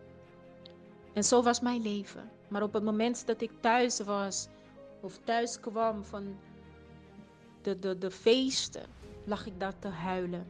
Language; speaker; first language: Dutch; non-native, fluent; Portuguese